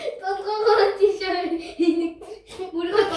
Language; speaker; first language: Mongolian; early bilingual, heritage; Mongolian